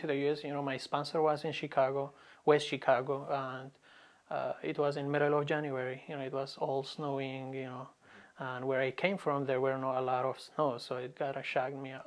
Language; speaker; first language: English; non-native, fluent; Arabic